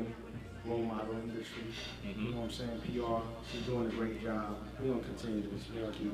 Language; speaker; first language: English; native; English